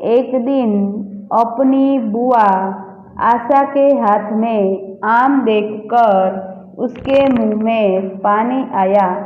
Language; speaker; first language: Hindi; non-native, local second language; Gujarati